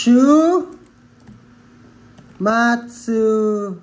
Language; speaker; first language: Japanese; non-native, fluent; Filipino